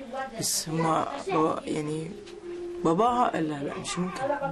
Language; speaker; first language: Arabic; non-native, local second language; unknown